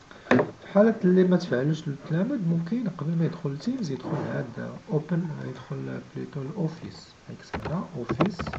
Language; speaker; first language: Arabic; native; Arabic